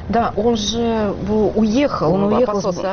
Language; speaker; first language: Russian; native; Russian